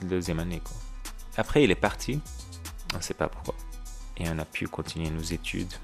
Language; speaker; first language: French; non-native, fluent; Arabic